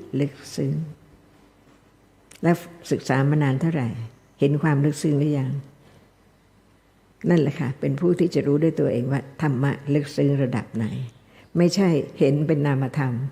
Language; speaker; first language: Thai; native; Thai